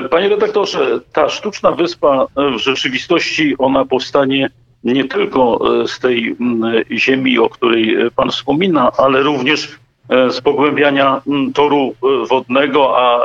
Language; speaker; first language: Polish; native; Polish